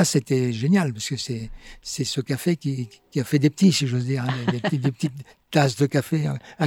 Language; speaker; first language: French; native; French